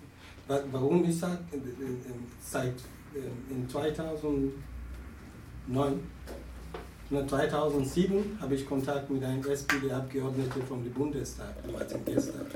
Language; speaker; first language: German; non-native, learner; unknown